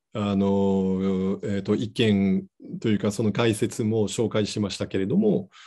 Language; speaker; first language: Japanese; non-native, fluent; Dutch